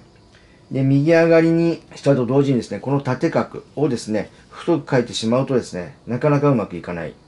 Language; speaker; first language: Japanese; native; Japanese